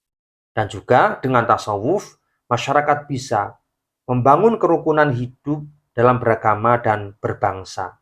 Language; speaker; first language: Indonesian; native; Indonesian